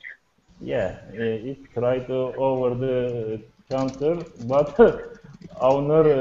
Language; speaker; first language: English; non-native, learner; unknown